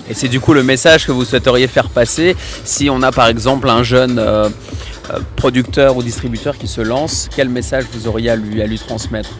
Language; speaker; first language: French; native; French